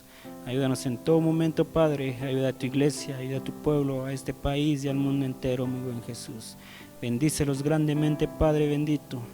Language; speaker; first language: Spanish; native; Spanish